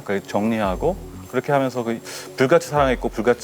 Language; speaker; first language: Korean; native; Korean